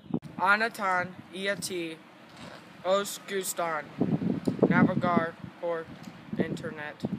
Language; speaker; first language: Spanish; non-native, learner; English